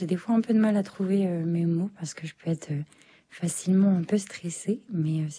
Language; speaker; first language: French; native; French